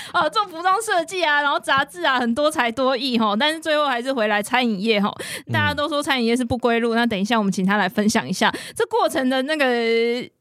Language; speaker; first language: Chinese; native; Chinese